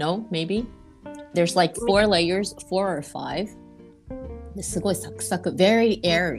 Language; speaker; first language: English; non-native, fluent; Japanese